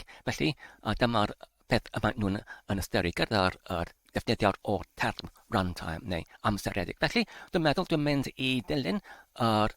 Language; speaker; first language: Welsh; non-native, learner; English